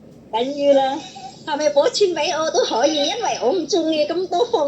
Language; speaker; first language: Cantonese; non-native, fluent; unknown